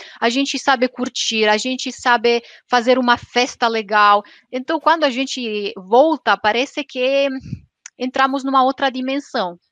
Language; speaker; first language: Portuguese; non-native, fluent; Romanian